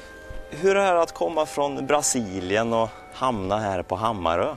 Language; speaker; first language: Swedish; native; Swedish